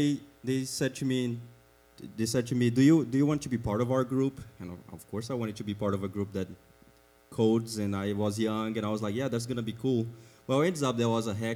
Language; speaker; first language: English; non-native, fluent; Portuguese